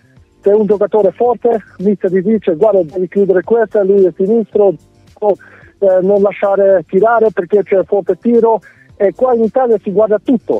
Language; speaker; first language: Italian; non-native, fluent; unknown